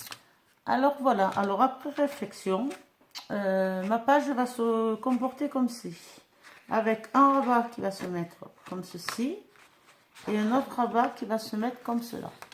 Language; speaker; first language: French; native; French